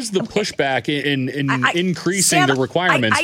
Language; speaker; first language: English; native; English